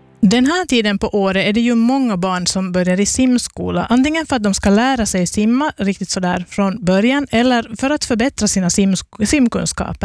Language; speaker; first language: Swedish; native; Swedish